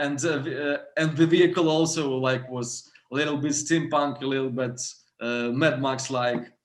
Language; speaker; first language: English; non-native, fluent; Ukrainian